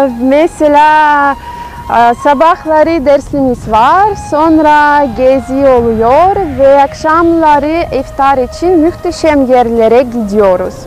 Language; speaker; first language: Turkish; non-native, fluent; Russian